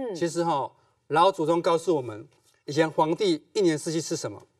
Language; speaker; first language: Chinese; native; Chinese